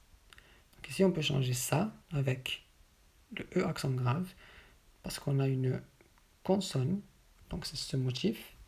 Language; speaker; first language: French; native; French